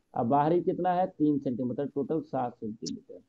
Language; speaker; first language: Hindi; native; Hindi